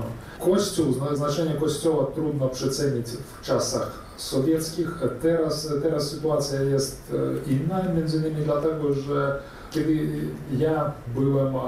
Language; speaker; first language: Polish; early bilingual, heritage; Polish